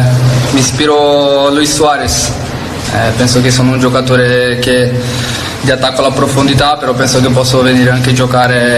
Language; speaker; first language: Italian; non-native, fluent; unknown